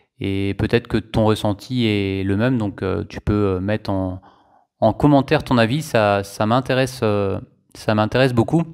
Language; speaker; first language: French; native; French